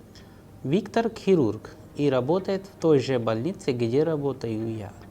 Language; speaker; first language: Russian; non-native, fluent; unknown